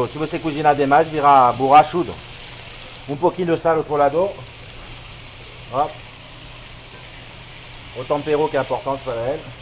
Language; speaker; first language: Portuguese; non-native, fluent; French